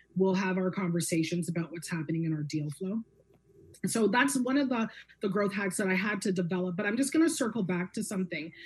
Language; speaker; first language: English; native; English